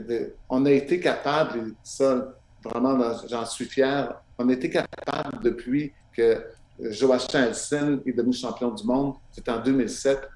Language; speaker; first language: French; native; French